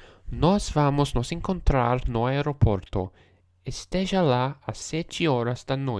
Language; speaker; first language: Portuguese; non-native, learner; English